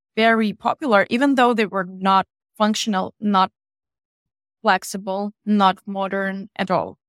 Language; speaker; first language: English; non-native, fluent; Ukrainian